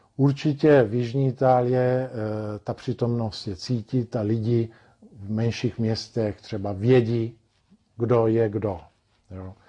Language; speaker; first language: Czech; non-native, fluent; Italian